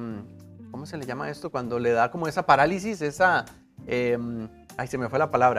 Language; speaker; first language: Spanish; native; Spanish